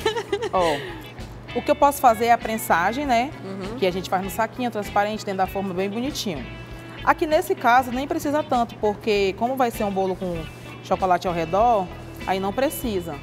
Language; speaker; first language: Portuguese; native; Portuguese